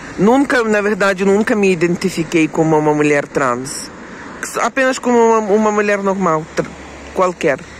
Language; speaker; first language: Portuguese; non-native, fluent; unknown